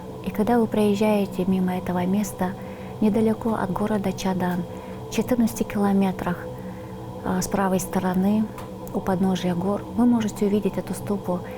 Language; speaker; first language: Russian; non-native, local second language; Tuvinian